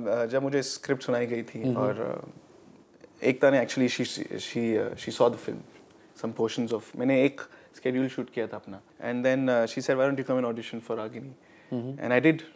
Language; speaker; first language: Hindi; native; Hindi